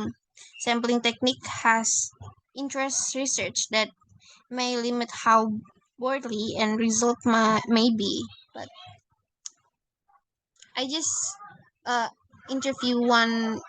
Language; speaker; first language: English; non-native, learner; Indonesian